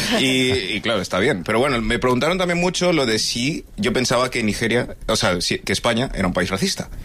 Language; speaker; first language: Spanish; early bilingual, other home language; English